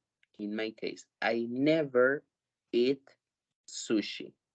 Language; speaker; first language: English; non-native, fluent; Spanish